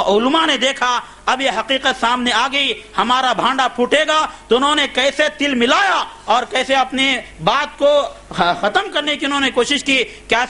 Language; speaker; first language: Urdu; native; Urdu